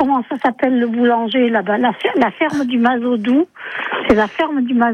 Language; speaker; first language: French; native; French